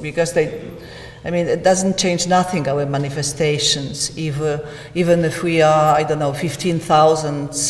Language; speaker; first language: English; non-native, learner; Polish